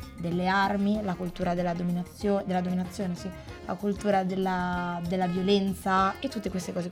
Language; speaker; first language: Italian; native; Italian